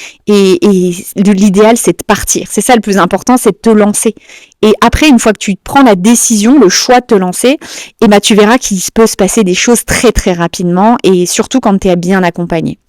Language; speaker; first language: French; native; French